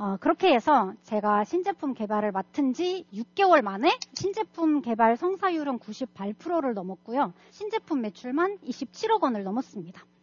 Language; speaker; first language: Korean; non-native, fluent; Russian